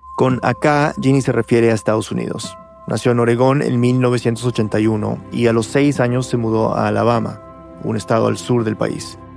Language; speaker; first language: Spanish; early bilingual, heritage; Spanish